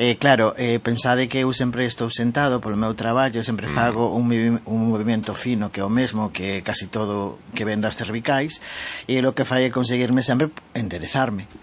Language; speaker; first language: Galician; native; Galician